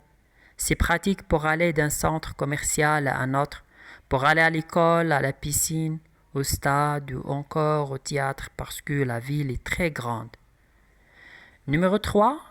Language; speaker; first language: French; non-native, local second language; Arabic